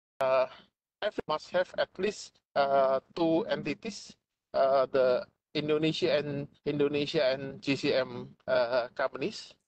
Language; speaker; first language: English; non-native, fluent; Indonesian